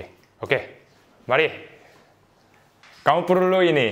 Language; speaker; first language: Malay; non-native, learner; Korean